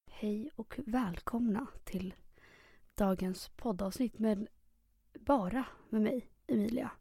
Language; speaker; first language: Swedish; early bilingual, other home language; Spanish